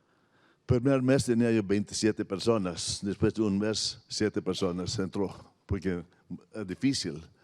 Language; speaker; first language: Spanish; non-native, fluent; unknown